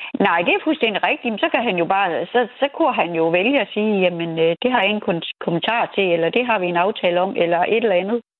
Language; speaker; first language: Danish; native; Danish